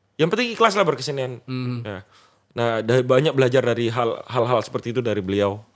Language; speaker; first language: Indonesian; non-native, local second language; Sasak